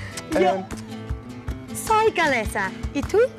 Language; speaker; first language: Spanish; non-native, learner; Welsh